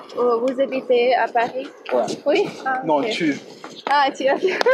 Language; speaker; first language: French; non-native, learner; Russian